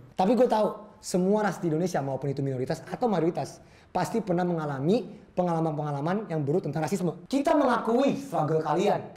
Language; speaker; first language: Indonesian; native; Indonesian